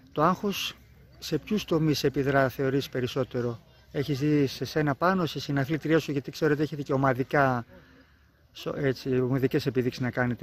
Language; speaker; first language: Greek; native; Greek